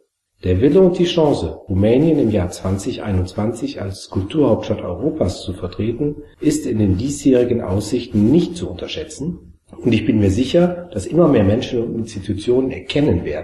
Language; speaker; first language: German; native; German